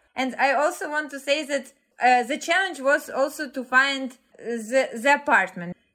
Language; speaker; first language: English; non-native, fluent; Ukrainian